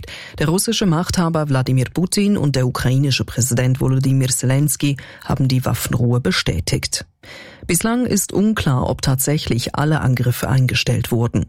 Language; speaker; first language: German; native; German